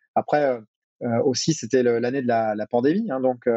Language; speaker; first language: French; native; French